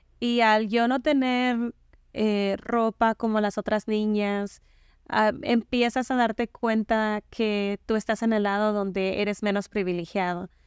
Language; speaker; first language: Spanish; non-native, local second language; Mixtepec Mixtec